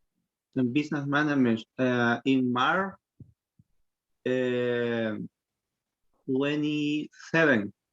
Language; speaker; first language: English; non-native, learner; Spanish